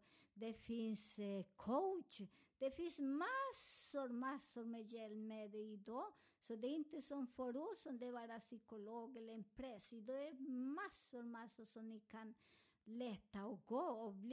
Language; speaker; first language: Swedish; non-native, fluent; Spanish